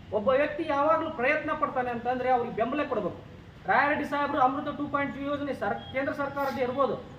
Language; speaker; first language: Kannada; native; Kannada